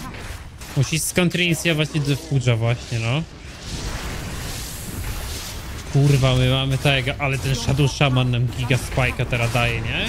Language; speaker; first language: Polish; native; Polish